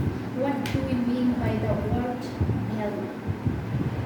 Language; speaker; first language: English; non-native, fluent; Bangla